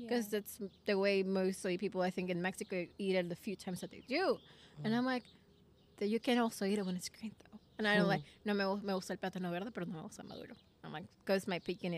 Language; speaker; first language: English; non-native, fluent; Spanish